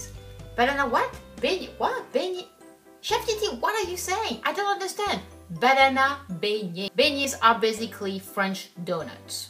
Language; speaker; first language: English; non-native, fluent; French